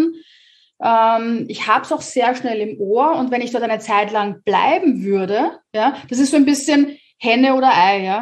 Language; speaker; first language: German; native; German